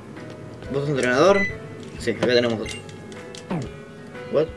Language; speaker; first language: Spanish; native; Spanish